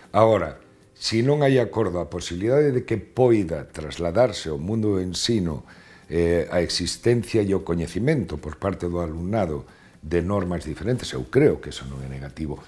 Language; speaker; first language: Galician; non-native, local second language; Spanish